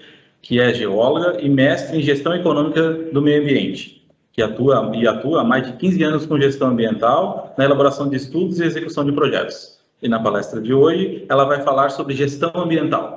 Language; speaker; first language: Portuguese; native; Portuguese